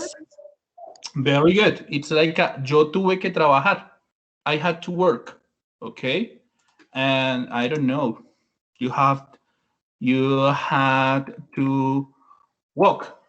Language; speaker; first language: English; non-native, learner; Spanish